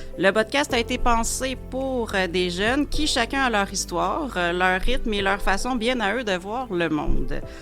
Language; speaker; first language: French; native; French